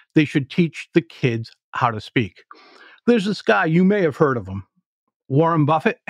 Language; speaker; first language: English; native; English